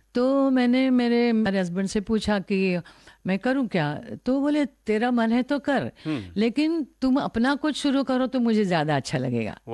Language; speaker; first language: Hindi; non-native, local second language; Marathi